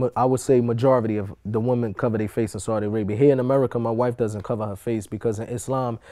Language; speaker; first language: English; native; English